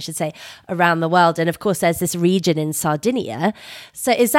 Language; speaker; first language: English; native; English